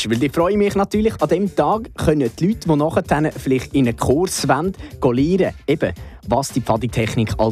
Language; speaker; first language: German; native; German